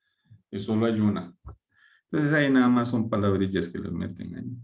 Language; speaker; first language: Spanish; native; Spanish